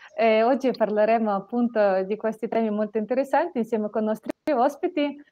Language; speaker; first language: Italian; non-native, fluent; Ukrainian